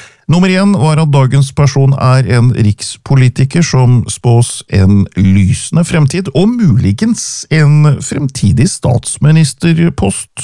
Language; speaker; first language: Norwegian; native; Norwegian